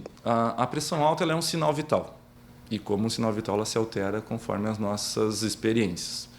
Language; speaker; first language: Portuguese; native; Portuguese